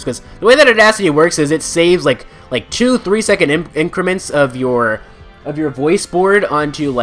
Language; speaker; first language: English; native; English